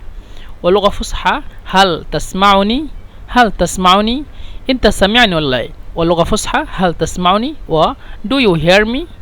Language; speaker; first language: Arabic; non-native, fluent; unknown